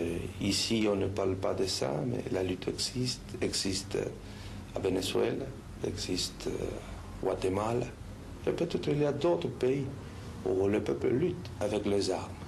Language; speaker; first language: French; non-native, fluent; Spanish